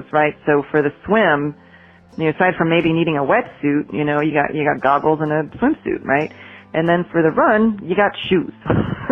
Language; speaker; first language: English; native; English